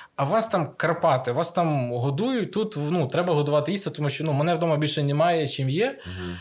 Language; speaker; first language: Ukrainian; native; Ukrainian